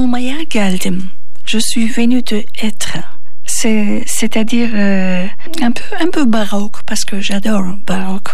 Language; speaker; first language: French; non-native, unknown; Turkish